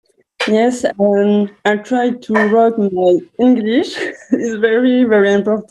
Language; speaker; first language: English; non-native, learner; French